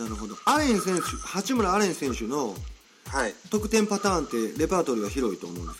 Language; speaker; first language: Japanese; native; Japanese